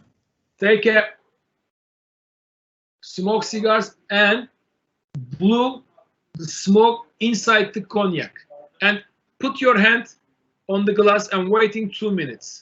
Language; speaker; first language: English; non-native, learner; Turkish